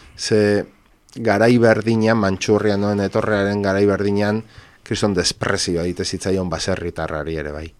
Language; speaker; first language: Basque; non-native, local second language; Spanish